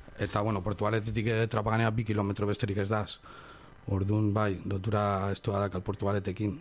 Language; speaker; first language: Basque; non-native, local second language; Spanish